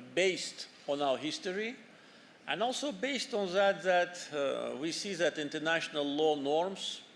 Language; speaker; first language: English; non-native, fluent; Azerbaijani